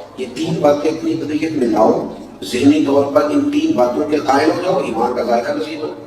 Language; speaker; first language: Urdu; non-native, local second language; Punjabi